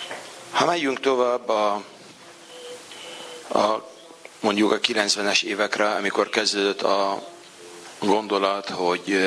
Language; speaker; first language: Hungarian; non-native, fluent; Arabic